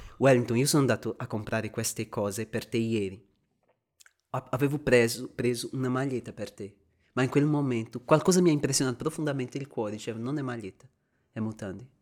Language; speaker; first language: Italian; non-native, fluent; Portuguese